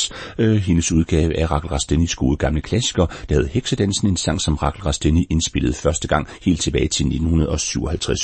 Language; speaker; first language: Danish; native; Danish